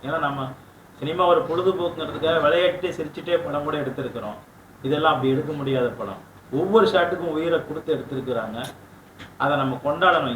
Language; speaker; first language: Tamil; native; Tamil